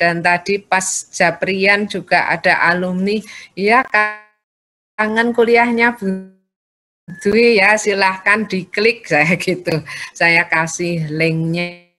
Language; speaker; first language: Indonesian; native; Indonesian